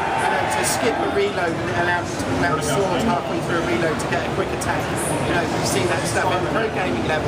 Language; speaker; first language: English; native; English